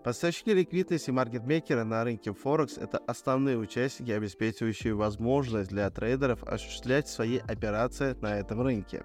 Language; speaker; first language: Russian; native; Russian